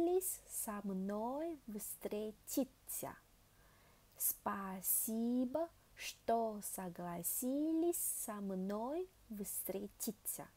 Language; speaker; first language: Russian; non-native, fluent; Vietnamese